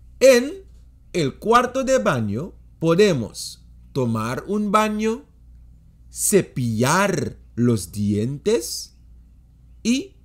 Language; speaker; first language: Spanish; non-native, fluent; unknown